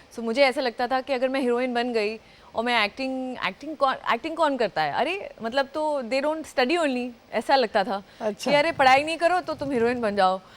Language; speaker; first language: Hindi; non-native, local second language; Gujarati